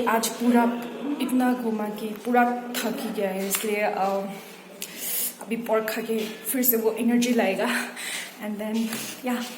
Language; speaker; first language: Hindi; non-native, local second language; Assamese